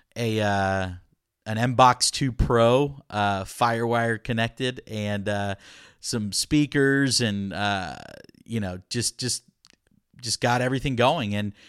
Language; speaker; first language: English; early bilingual, other home language; Spanish